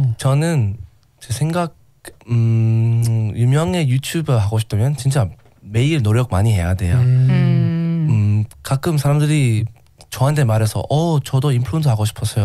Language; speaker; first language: Korean; non-native, learner; English